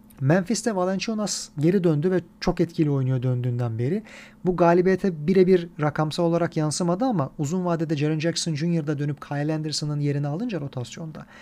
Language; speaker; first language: Turkish; native; Turkish